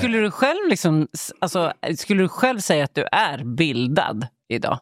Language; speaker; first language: Swedish; native; Swedish